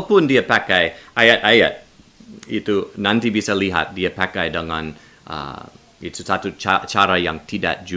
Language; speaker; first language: Indonesian; non-native, learner; English